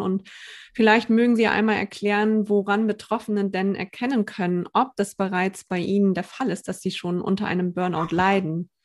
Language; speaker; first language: German; native; German